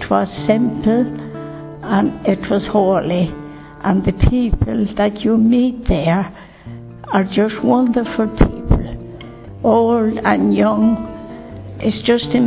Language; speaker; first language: English; native; English